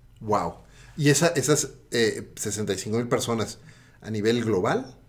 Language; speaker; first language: Spanish; native; Spanish